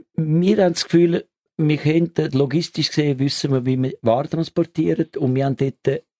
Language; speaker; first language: German; non-native, learner; Italian